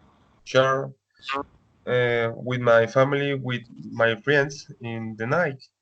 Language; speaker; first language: English; non-native, learner; Spanish